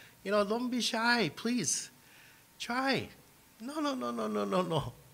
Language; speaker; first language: English; non-native, fluent; Japanese